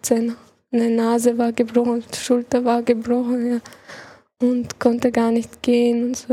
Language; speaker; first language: German; early bilingual, other home language; Chechen